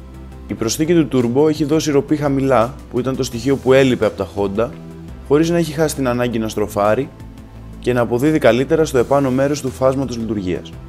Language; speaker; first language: Greek; native; Greek